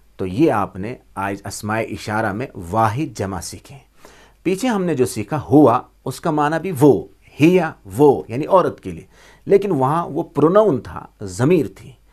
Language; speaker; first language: Urdu; native; Urdu